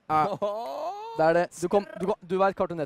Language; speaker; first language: Norwegian; native; Norwegian